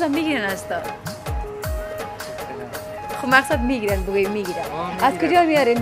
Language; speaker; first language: Persian; native; Persian